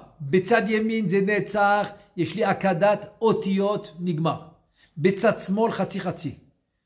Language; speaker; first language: Hebrew; non-native, fluent; French